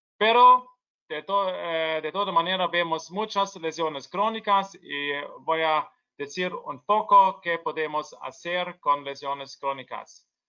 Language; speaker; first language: Spanish; non-native, learner; German